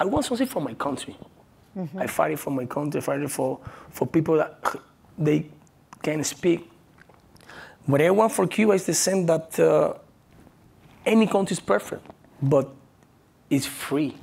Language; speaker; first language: English; non-native, learner; Spanish